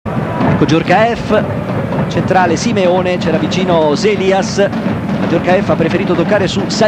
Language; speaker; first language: Italian; native; Italian